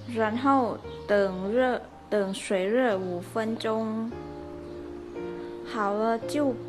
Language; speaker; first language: Chinese; non-native, learner; Lao